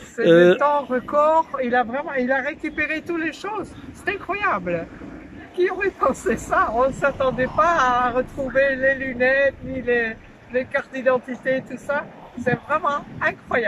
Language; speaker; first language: French; non-native, fluent; Dutch